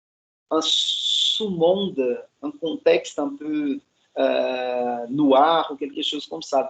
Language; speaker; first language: French; non-native, fluent; Portuguese